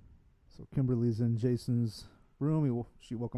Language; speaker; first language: English; native; English